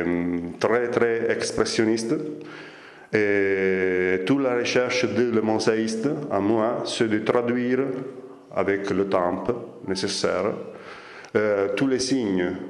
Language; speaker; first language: French; non-native, fluent; Italian